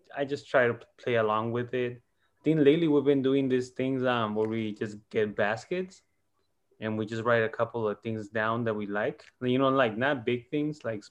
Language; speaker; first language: English; non-native, fluent; Spanish